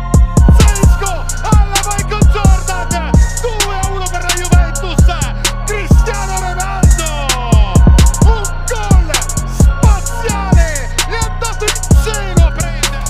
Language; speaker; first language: Italian; native; Italian